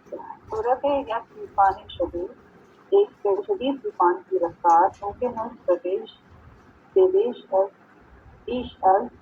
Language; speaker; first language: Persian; non-native, learner; Urdu